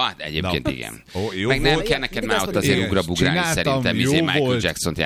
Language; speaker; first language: Hungarian; native; Hungarian